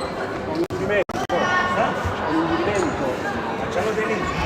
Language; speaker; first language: Italian; native; Italian